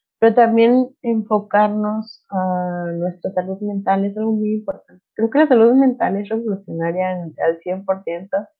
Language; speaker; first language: Spanish; non-native, local second language; Nahuatl languages